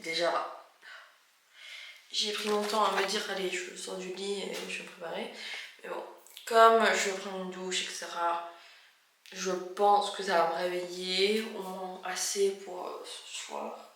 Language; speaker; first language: French; native; French